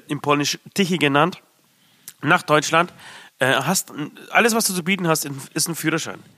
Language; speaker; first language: German; early bilingual, other home language; Polish